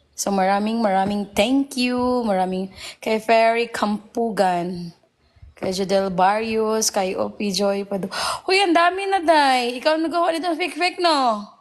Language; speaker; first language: Filipino; non-native, local second language; Cebuano